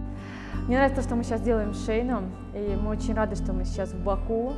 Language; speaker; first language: Russian; native; Russian